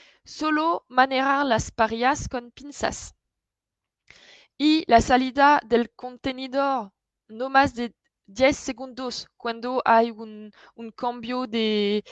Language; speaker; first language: Spanish; non-native, fluent; French